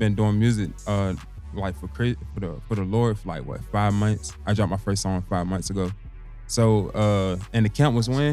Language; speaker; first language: English; native; English